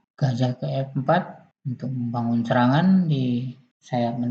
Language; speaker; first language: Indonesian; native; Indonesian